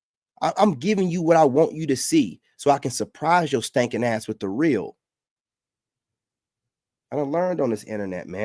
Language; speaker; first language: English; native; English